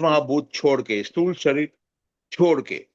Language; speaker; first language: Hindi; native; Hindi